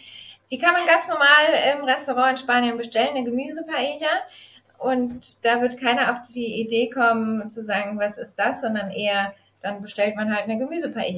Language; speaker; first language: German; native; German